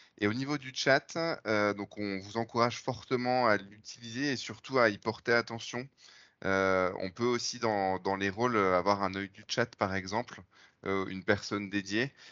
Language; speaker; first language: French; native; French